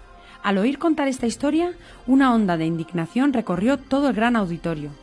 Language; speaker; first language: Spanish; native; Spanish